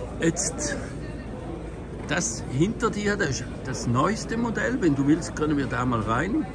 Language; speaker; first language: German; native; German